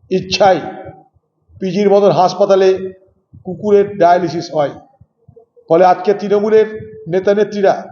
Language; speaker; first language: Bangla; native; Bangla